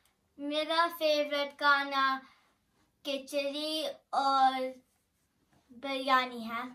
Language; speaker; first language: Hindi; early bilingual, heritage; Hindi